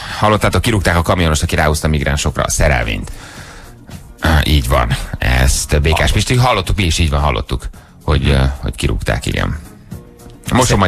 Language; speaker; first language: Hungarian; native; Hungarian